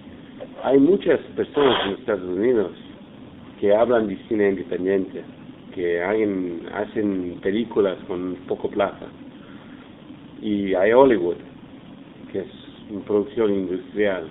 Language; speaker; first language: Spanish; non-native, fluent; English